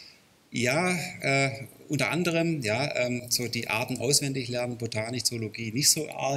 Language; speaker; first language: German; native; German